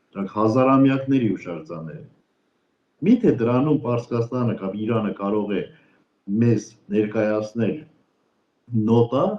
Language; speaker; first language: Armenian; native; Armenian